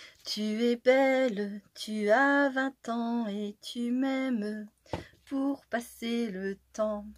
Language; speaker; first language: French; native; French